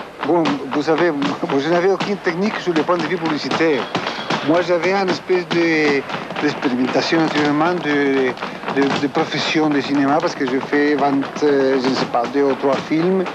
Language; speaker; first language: French; non-native, fluent; Spanish